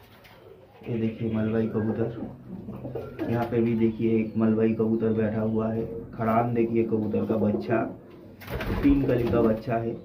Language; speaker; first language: Hindi; non-native, local second language; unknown